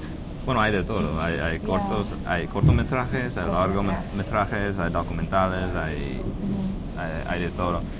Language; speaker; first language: Spanish; non-native, fluent; English